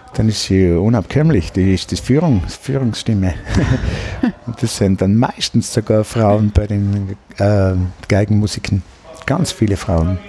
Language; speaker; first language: German; native; German